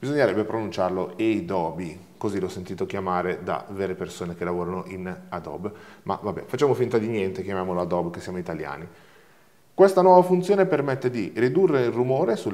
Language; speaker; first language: Italian; native; Italian